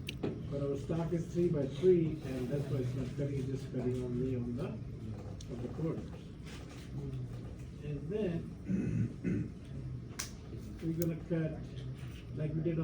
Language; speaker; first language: English; non-native, fluent; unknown